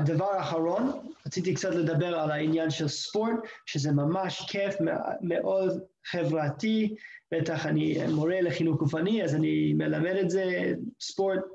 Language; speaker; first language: Hebrew; non-native, fluent; English